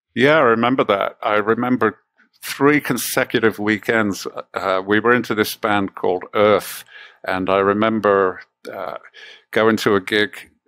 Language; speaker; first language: English; native; English